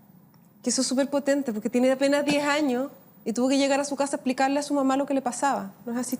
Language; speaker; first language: Spanish; native; Spanish